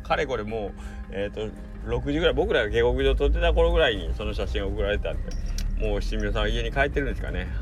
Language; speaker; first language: Japanese; native; Japanese